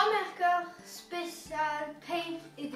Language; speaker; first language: French; native; French